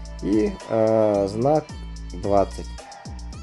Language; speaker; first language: Russian; native; Russian